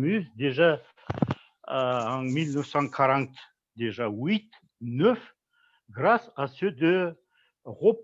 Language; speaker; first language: French; non-native, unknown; Kazakh